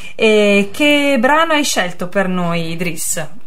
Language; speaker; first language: Italian; native; Italian